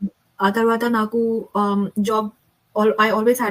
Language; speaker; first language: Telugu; non-native, local second language; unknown